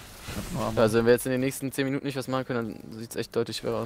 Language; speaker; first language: German; native; German